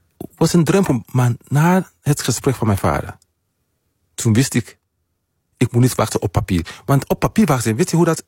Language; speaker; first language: Dutch; non-native, learner; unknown